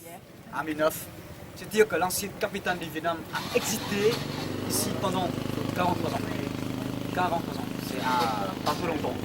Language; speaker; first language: French; non-native, fluent; Vietnamese